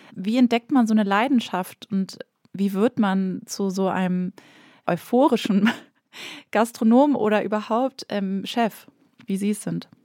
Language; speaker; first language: German; native; German